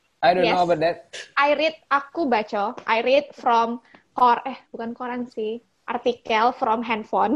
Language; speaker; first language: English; non-native, learner; Indonesian